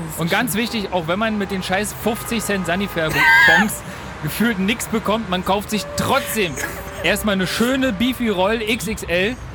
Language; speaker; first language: German; native; German